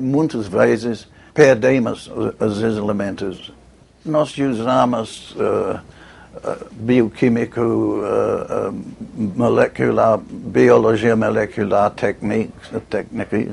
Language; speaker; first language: Portuguese; non-native, fluent; English